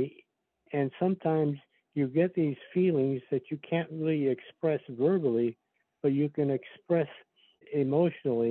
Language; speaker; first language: English; early bilingual, other home language; Slovak